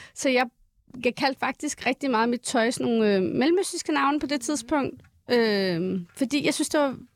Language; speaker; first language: Danish; early bilingual, other home language; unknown